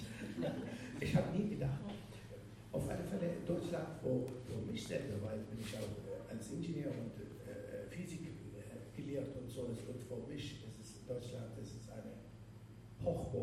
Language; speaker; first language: German; non-native, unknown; Arabic